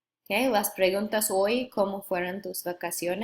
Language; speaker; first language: Spanish; non-native, fluent; English